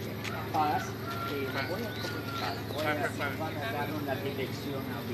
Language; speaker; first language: Spanish; non-native, fluent; English